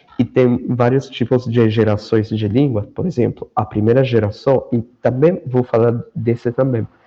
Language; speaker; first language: Portuguese; non-native, fluent; Romany